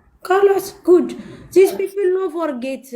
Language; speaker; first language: English; non-native, learner; Amharic